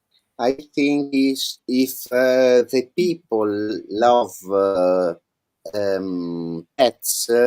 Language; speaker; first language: English; non-native, learner; Italian